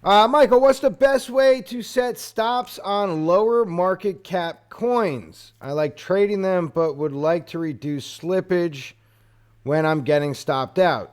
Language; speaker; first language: English; native; English